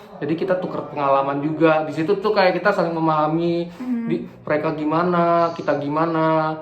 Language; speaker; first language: Indonesian; native; Indonesian